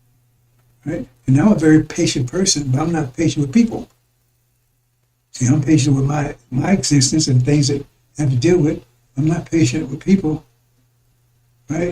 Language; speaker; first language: English; native; English